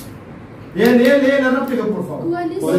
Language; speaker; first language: Spanish; non-native, fluent; Arabic